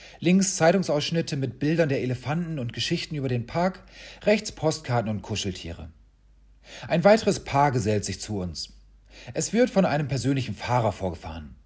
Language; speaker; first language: German; native; German